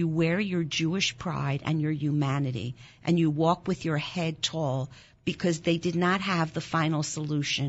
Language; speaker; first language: English; non-native, fluent; German